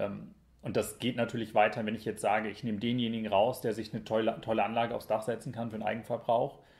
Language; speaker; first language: German; native; German